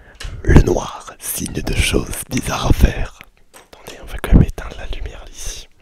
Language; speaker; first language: French; native; French